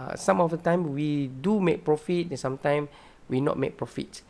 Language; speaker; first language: English; non-native, local second language; Malay